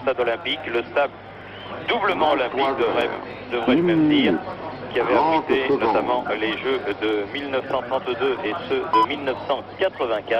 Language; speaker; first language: French; native; French